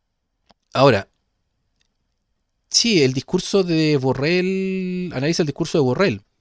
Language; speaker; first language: Spanish; native; Spanish